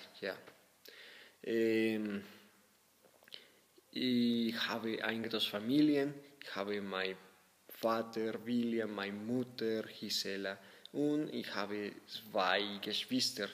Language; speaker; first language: German; non-native, learner; Spanish